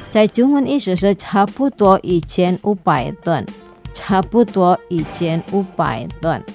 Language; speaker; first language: Chinese; non-native, fluent; Indonesian